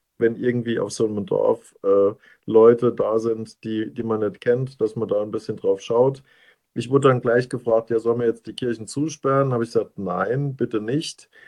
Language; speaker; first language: German; native; German